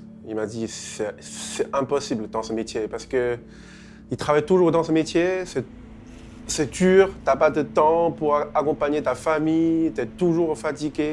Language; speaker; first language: French; non-native, fluent; Chinese